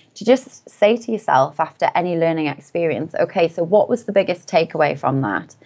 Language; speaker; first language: English; native; English